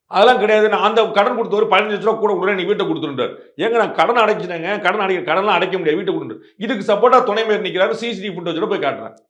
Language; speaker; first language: Tamil; native; Tamil